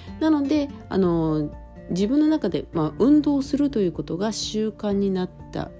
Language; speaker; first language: Japanese; native; Japanese